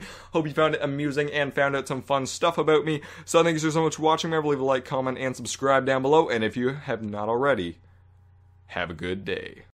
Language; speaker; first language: English; native; English